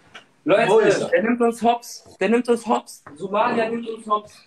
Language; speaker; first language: German; early bilingual, other home language; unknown